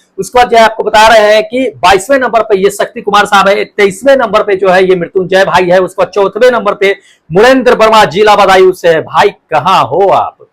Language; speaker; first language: Hindi; native; Hindi